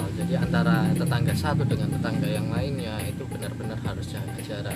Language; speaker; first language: Indonesian; native; Indonesian